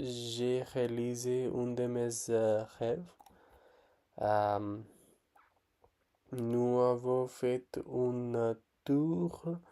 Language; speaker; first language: French; non-native, learner; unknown